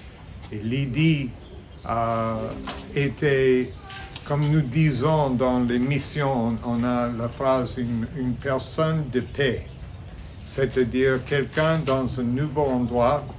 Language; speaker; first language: French; non-native, fluent; English